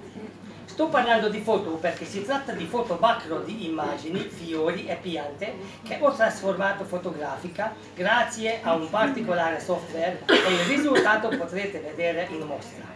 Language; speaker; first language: Italian; non-native, fluent; Hungarian